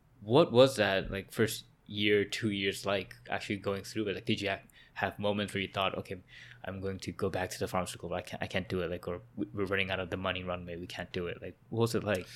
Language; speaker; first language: English; native; English